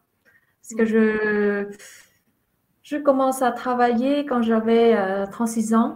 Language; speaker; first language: French; non-native, fluent; Vietnamese